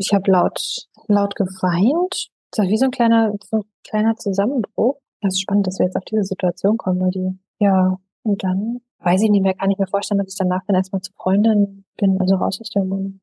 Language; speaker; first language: German; native; German